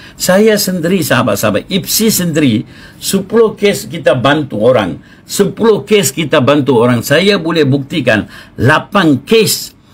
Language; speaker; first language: Malay; non-native, local second language; Tamil